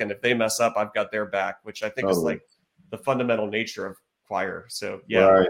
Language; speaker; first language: English; native; English